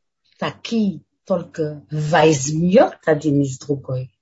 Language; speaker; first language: Russian; non-native, learner; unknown